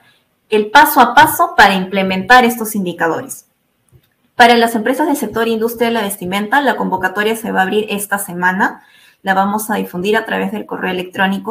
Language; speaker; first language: Spanish; native; Spanish